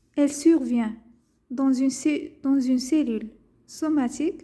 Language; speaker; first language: French; non-native, local second language; Arabic